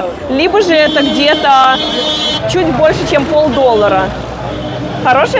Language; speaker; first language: Russian; native; Russian